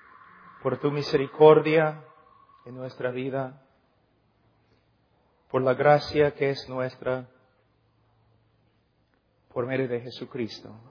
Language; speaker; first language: Spanish; non-native, fluent; English